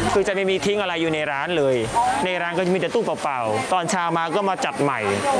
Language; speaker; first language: Thai; non-native, fluent; Khmer